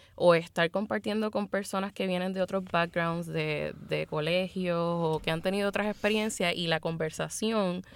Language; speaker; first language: Spanish; native; Spanish